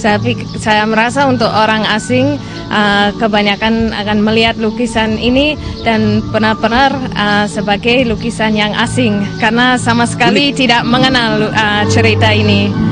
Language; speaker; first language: Indonesian; non-native, fluent; English